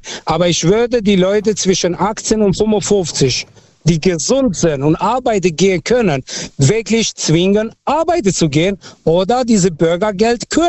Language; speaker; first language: German; non-native, fluent; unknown